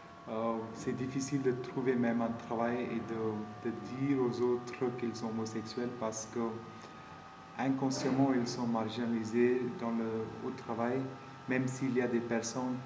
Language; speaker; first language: French; non-native, fluent; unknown